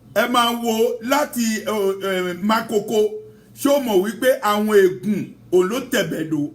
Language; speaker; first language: Yoruba; non-native, local second language; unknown